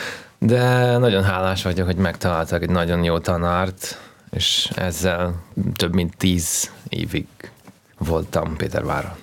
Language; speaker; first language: Hungarian; non-native, fluent; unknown